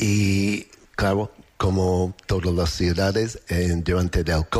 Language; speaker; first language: Spanish; non-native, learner; English